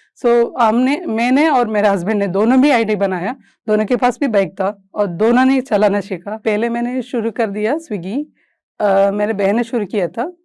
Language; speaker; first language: Hindi; non-native, local second language; Kannada